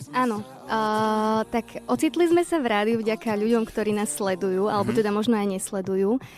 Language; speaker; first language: Slovak; native; Slovak